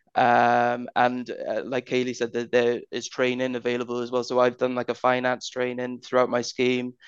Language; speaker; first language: English; native; English